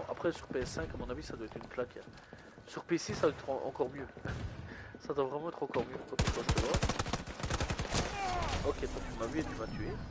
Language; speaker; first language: French; native; French